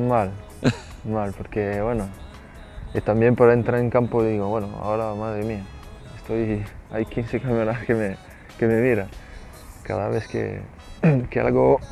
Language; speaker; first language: Spanish; non-native, fluent; French